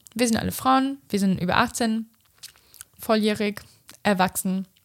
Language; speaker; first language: German; non-native, fluent; Romanian